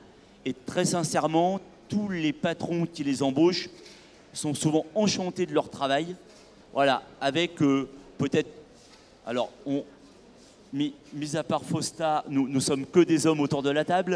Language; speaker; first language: French; native; French